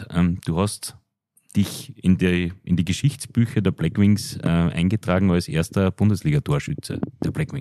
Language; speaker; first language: German; native; German